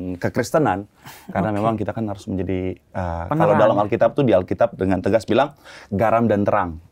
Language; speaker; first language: Indonesian; native; Indonesian